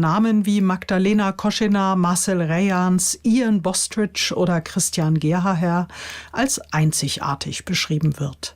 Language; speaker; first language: German; native; German